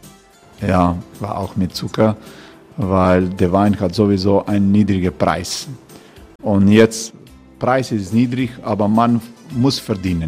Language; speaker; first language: German; non-native, learner; Croatian